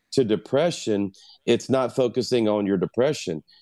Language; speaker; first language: English; native; English